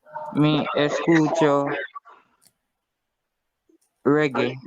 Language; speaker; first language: Spanish; non-native, learner; English